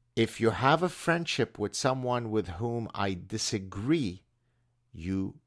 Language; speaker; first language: English; non-native, fluent; Arabic